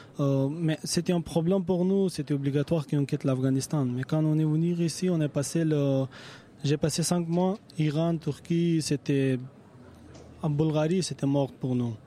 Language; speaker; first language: French; non-native, learner; Persian